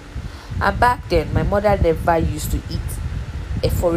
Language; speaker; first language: English; non-native, local second language; Yoruba